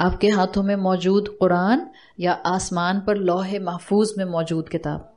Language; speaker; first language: Urdu; native; Urdu